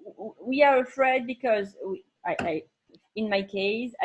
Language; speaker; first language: English; non-native, learner; French